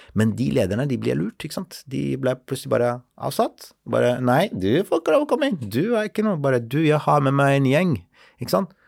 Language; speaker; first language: Norwegian; non-native, fluent; Arabic